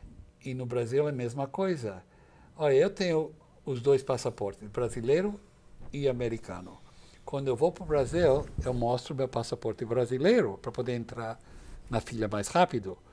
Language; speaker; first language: Portuguese; non-native, fluent; English